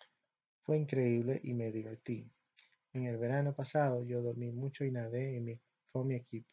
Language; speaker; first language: Spanish; non-native, fluent; English